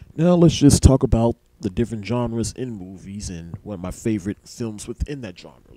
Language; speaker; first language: English; native; English